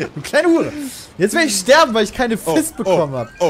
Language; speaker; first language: German; native; German